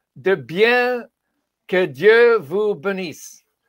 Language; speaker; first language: French; non-native, learner; English